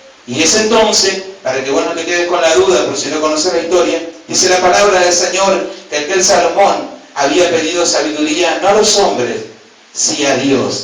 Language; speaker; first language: Spanish; native; Spanish